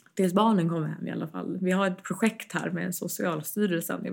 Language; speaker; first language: Swedish; early bilingual, other home language; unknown